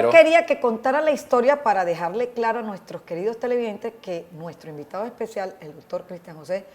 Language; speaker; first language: Spanish; native; Spanish